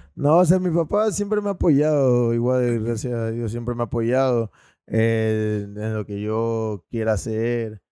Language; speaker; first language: Spanish; native; Spanish